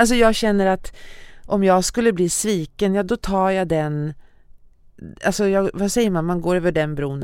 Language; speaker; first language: Swedish; native; Swedish